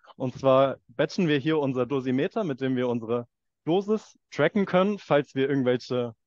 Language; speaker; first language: German; native; German